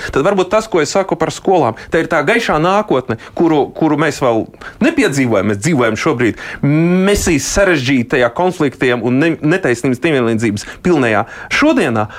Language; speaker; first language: Latvian; non-native, local second language; Russian